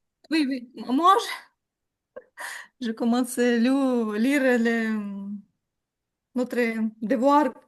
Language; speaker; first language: French; non-native, learner; Ukrainian